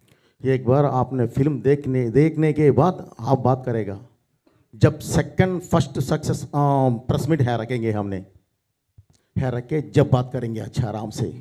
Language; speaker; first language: Hindi; non-native, learner; Telugu